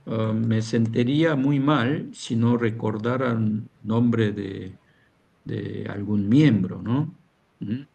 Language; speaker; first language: Spanish; non-native, fluent; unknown